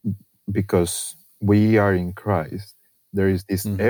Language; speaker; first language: English; non-native, fluent; Spanish